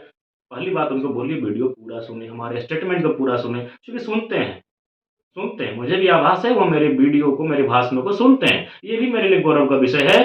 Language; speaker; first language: Hindi; non-native, local second language; Magahi